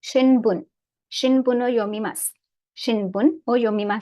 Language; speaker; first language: Japanese; non-native, learner; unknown